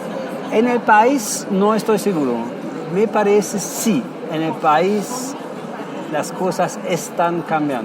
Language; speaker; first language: Spanish; non-native, fluent; German